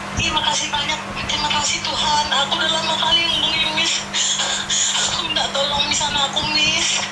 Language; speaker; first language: Indonesian; native; Indonesian